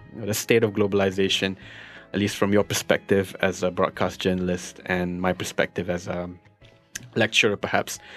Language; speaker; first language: English; non-native, local second language; Malay